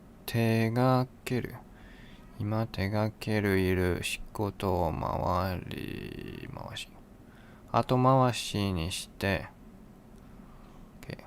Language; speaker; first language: Japanese; non-native, learner; English